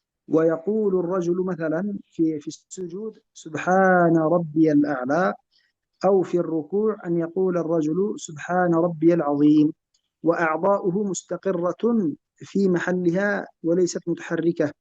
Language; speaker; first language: Arabic; native; Arabic